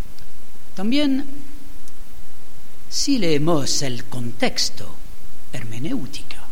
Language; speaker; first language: Spanish; non-native, learner; German